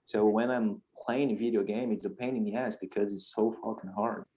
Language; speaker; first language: English; non-native, fluent; Portuguese